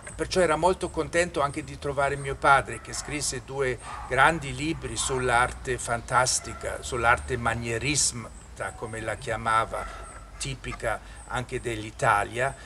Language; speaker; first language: Italian; early bilingual, other home language; German